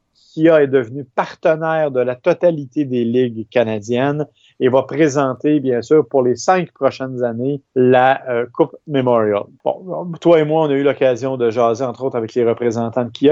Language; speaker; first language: French; native; French